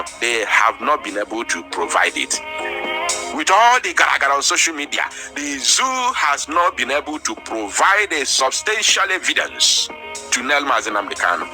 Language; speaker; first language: English; non-native, local second language; Igbo